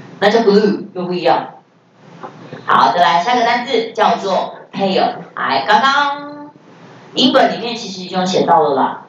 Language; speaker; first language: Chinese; native; Chinese